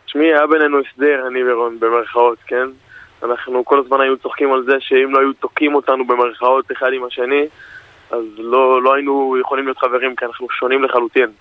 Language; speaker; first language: Hebrew; native; Hebrew